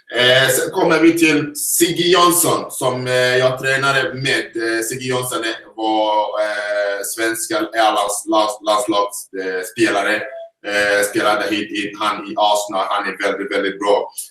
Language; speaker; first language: Swedish; non-native, fluent; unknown